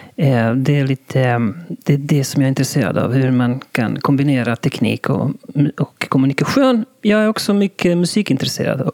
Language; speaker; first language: Swedish; non-native, local second language; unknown